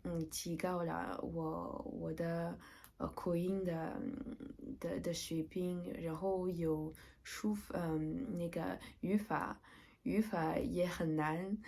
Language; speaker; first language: Chinese; non-native, learner; French